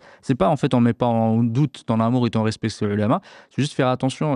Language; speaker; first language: French; native; French